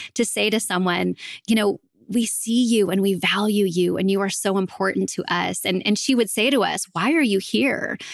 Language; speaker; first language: English; native; English